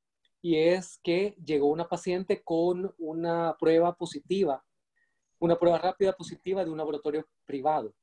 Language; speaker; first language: Spanish; native; Spanish